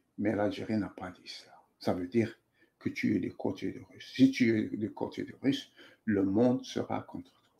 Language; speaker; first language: French; non-native, local second language; Arabic